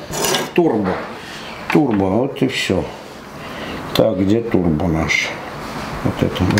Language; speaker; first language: Russian; non-native, fluent; Armenian